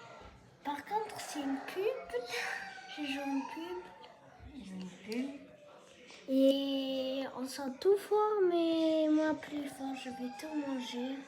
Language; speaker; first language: French; non-native, learner; German